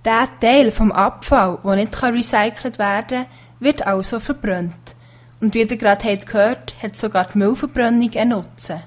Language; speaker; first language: German; native; German